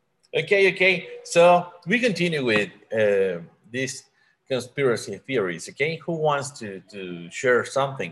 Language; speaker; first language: English; non-native, learner; Spanish